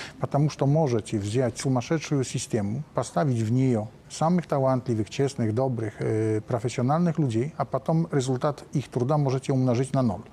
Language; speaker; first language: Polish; non-native, learner; Russian